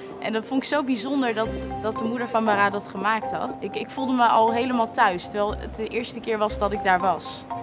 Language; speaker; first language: Dutch; native; Dutch